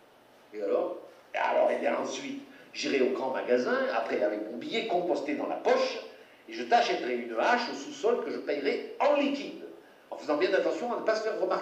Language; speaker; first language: French; native; French